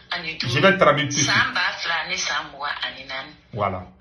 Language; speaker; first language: French; non-native, local second language; Bambara